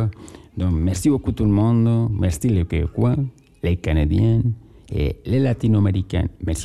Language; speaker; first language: French; non-native, learner; Spanish